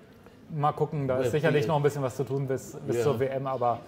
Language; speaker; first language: German; native; German